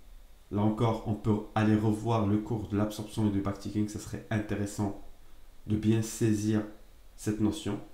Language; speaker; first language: French; native; French